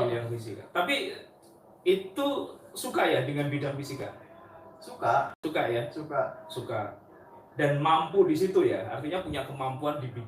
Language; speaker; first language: Indonesian; native; Indonesian